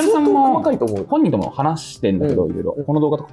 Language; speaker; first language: Japanese; native; Japanese